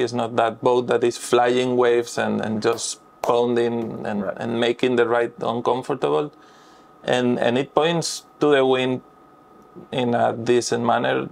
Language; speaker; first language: English; non-native, fluent; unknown